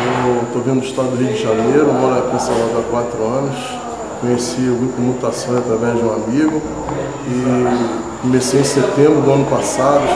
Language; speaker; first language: Portuguese; native; Portuguese